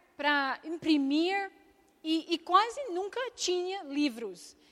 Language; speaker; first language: Portuguese; non-native, learner; English